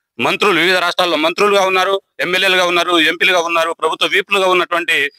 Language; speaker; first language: Telugu; non-native, local second language; Lambadi